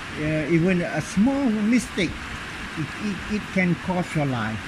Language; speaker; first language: English; non-native, local second language; Malay